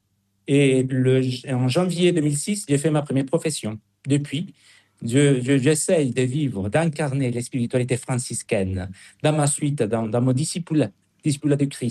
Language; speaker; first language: French; non-native, fluent; Spanish